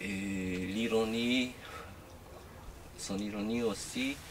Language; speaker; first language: French; non-native, fluent; Hungarian